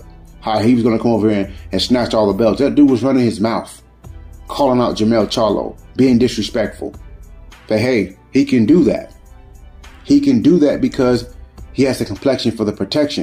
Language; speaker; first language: English; native; English